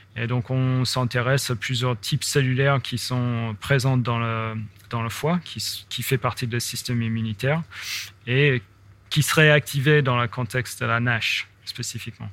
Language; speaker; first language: French; non-native, fluent; English